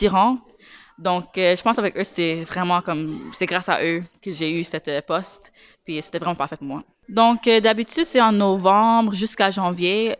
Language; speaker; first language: French; native; French